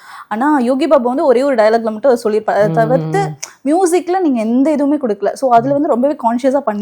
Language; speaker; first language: Tamil; native; Tamil